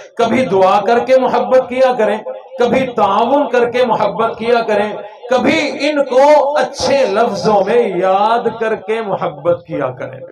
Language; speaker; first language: Urdu; non-native, local second language; Saraiki